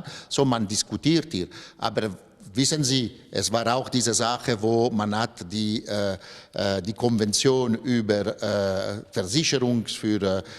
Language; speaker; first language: German; non-native, local second language; French